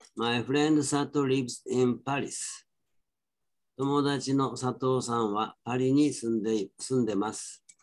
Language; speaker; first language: Japanese; native; Japanese